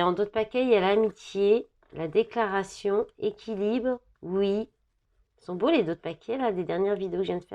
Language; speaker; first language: French; native; French